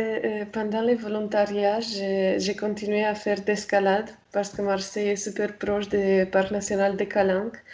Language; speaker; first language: French; non-native, fluent; Romanian